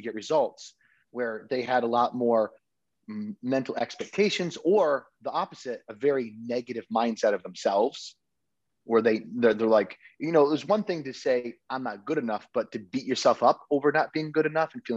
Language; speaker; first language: English; native; English